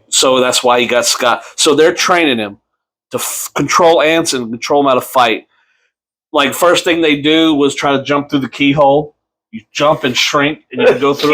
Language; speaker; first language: English; native; English